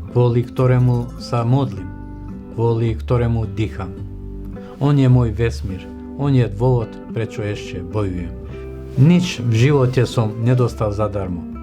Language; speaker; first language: Slovak; non-native, fluent; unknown